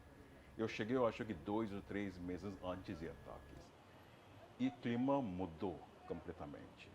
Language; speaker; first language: Portuguese; non-native, fluent; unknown